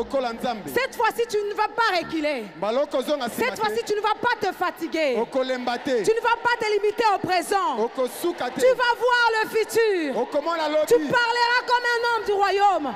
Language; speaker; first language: French; non-native, local second language; Lingala